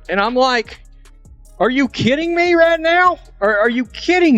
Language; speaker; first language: English; native; English